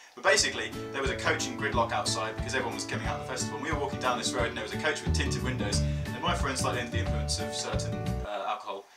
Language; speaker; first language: English; native; English